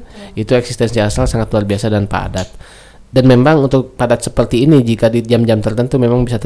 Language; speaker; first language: Indonesian; native; Indonesian